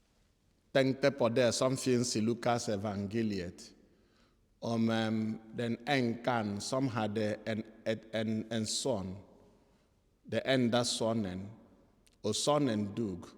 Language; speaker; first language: Swedish; non-native, fluent; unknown